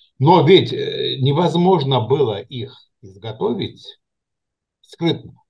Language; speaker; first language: Russian; non-native, local second language; Georgian